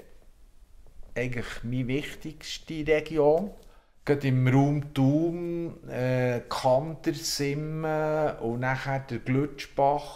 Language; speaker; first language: German; native; German